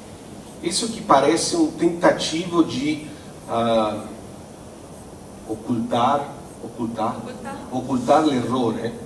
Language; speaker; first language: Portuguese; non-native, fluent; Italian